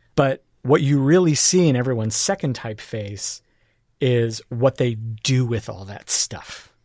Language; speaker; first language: English; native; English